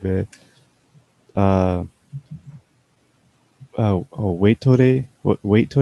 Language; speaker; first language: Japanese; non-native, learner; English